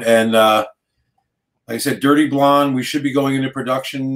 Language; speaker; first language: English; native; English